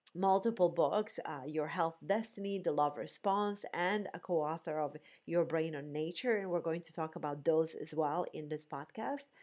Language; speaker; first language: English; non-native, fluent; Bosnian